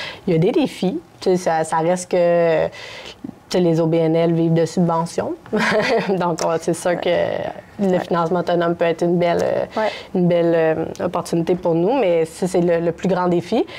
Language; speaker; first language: French; native; French